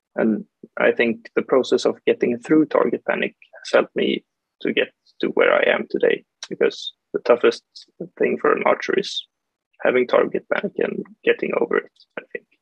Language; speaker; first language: English; non-native, fluent; Swedish